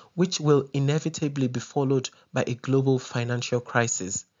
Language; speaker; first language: English; non-native, local second language; Yoruba